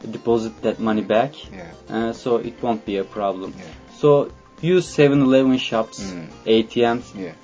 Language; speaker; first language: English; non-native, fluent; Turkish